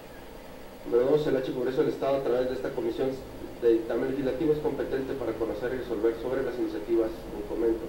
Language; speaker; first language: Spanish; native; Spanish